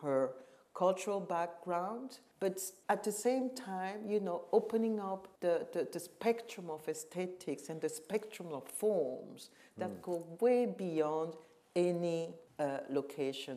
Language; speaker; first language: English; non-native, local second language; French